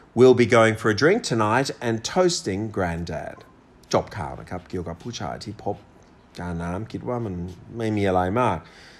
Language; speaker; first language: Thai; non-native, fluent; English